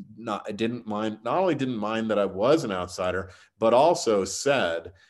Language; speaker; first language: English; native; English